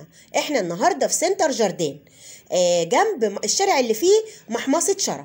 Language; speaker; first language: Arabic; native; Arabic